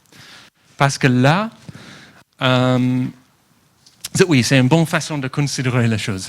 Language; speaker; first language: French; non-native, fluent; English